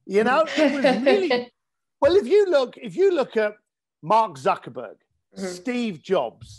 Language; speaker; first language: English; native; English